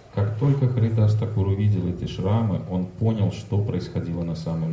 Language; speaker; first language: Russian; native; Russian